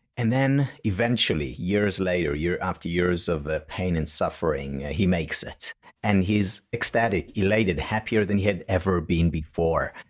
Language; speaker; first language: English; non-native, fluent; Hebrew